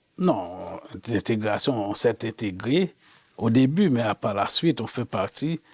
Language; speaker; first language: French; non-native, local second language; Haitian Creole